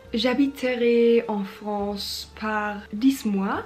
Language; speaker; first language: French; non-native, learner; German